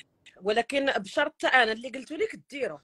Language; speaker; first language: Arabic; native; Arabic